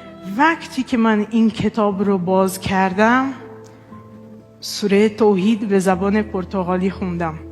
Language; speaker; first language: Persian; non-native, fluent; Portuguese